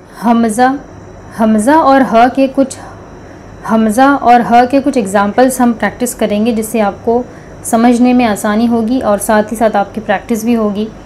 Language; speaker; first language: Hindi; native; Hindi